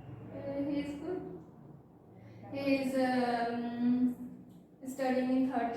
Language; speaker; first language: English; non-native, learner; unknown